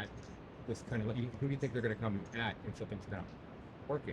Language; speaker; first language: English; native; English